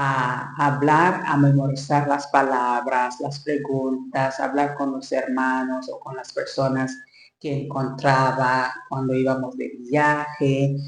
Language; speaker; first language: Spanish; non-native, learner; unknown